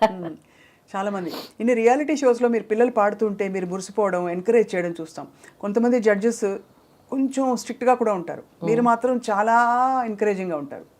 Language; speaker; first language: Telugu; native; Telugu